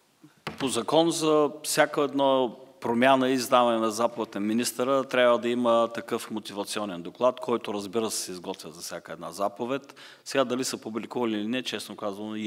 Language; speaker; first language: Bulgarian; native; Bulgarian